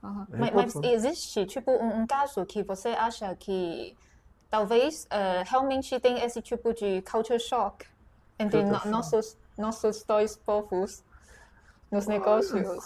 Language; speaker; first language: Portuguese; non-native, fluent; Chinese